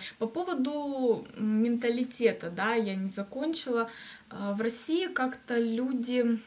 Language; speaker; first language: Russian; native; Russian